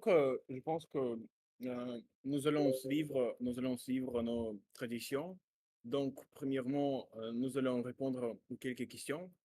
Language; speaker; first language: French; non-native, learner; Russian